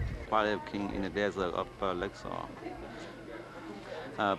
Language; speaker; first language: English; non-native, learner; Vietnamese